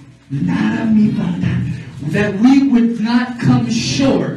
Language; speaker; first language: English; native; English